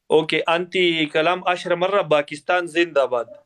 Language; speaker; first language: Arabic; non-native, learner; Pashto